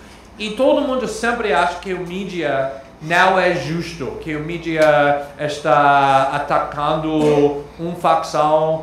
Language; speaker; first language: Portuguese; non-native, fluent; English